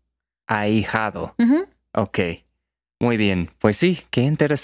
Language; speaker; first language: Spanish; non-native, fluent; English